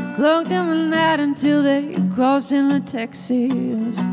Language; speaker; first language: English; native; English